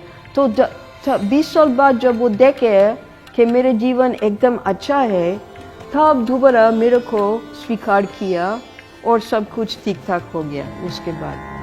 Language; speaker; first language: Hindi; non-native, fluent; English